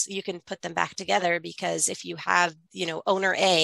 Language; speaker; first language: English; native; English